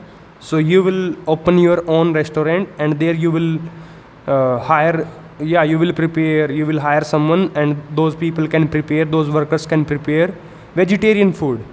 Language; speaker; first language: English; non-native, local second language; Hindi